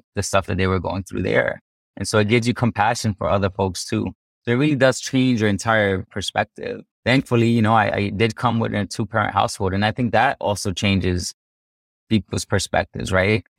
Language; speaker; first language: English; native; English